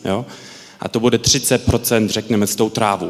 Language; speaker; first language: Czech; early bilingual, heritage; Czech